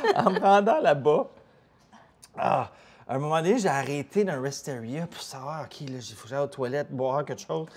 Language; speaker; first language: French; native; French